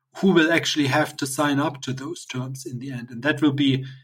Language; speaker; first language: English; non-native, fluent; German